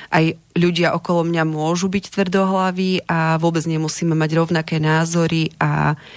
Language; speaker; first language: Slovak; native; Slovak